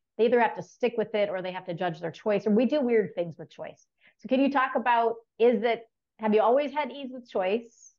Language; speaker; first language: English; native; English